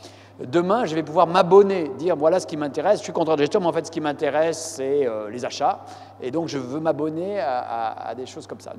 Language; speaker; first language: French; native; French